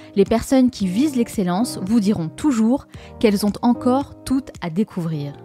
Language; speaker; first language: French; native; French